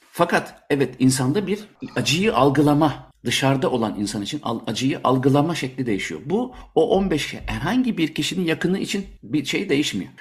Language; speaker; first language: Turkish; native; Turkish